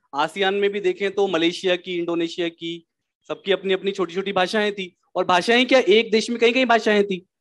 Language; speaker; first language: Hindi; native; Hindi